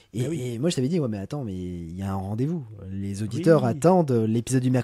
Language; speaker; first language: French; native; French